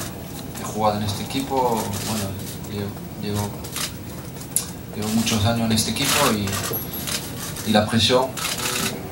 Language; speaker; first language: Spanish; non-native, fluent; French